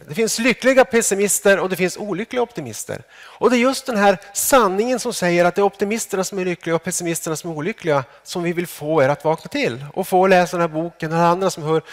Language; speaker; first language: Swedish; native; Swedish